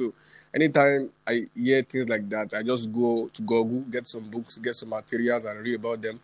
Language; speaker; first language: English; non-native, local second language; Yoruba